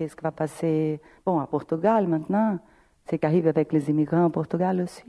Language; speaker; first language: French; non-native, fluent; Portuguese